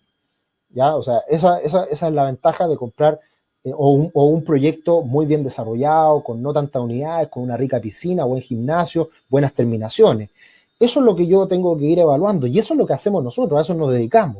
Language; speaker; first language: Spanish; native; Spanish